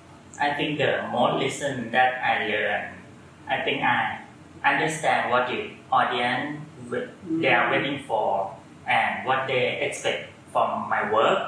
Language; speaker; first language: English; non-native, learner; Thai